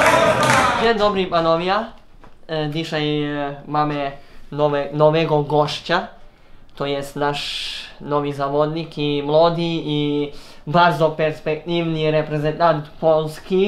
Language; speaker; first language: Polish; non-native, learner; Serbian